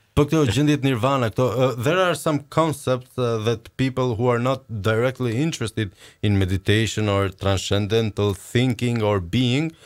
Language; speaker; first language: English; non-native, fluent; Albanian